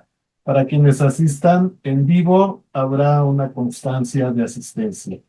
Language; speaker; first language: Spanish; native; Spanish